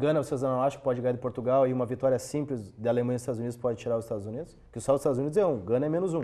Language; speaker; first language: Portuguese; native; Portuguese